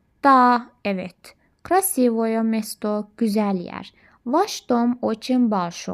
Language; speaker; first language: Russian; non-native, learner; Turkish